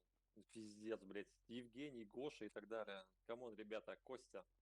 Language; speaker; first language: Russian; native; Russian